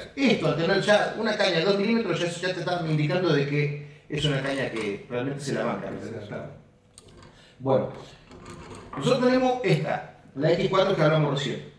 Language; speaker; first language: Spanish; native; Spanish